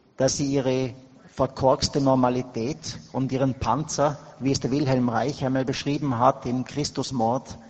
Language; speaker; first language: German; native; German